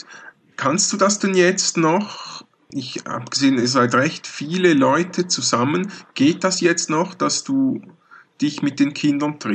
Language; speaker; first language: German; native; German